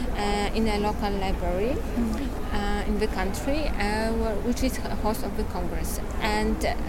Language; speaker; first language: English; non-native, learner; Polish